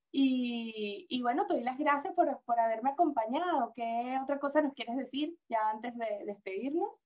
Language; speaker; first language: Spanish; native; Spanish